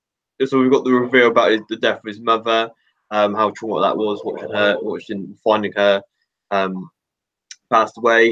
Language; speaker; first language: English; native; English